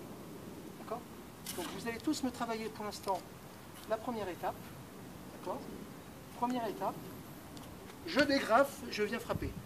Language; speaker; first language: French; native; French